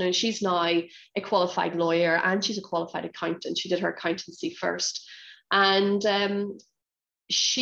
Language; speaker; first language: English; native; English